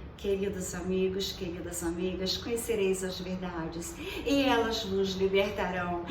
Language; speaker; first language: Portuguese; native; Portuguese